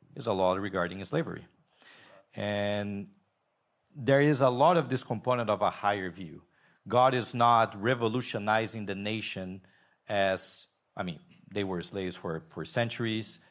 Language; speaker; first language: English; non-native, fluent; Portuguese